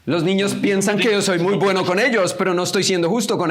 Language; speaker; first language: Spanish; native; Spanish